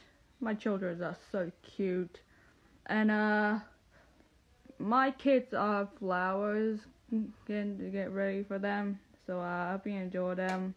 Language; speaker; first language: English; native; English